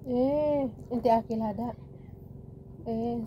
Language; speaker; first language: Arabic; non-native, learner; Filipino